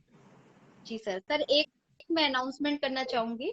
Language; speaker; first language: Hindi; native; Hindi